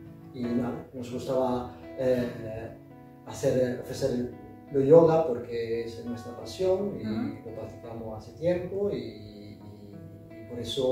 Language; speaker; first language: Spanish; non-native, learner; Italian